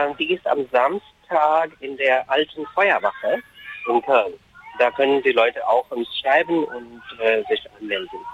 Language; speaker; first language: German; non-native, fluent; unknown